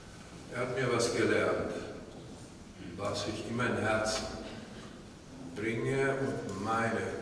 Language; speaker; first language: German; non-native, fluent; Italian